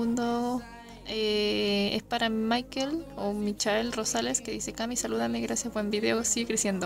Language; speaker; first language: Spanish; native; Spanish